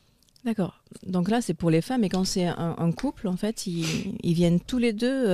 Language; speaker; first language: French; native; French